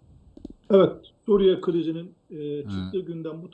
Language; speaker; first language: Turkish; native; Turkish